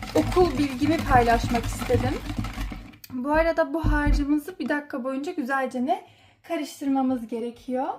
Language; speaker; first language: Turkish; early bilingual, heritage; Turkish